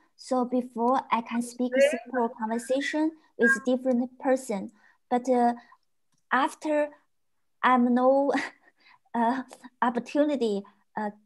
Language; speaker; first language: Spanish; non-native, learner; Chinese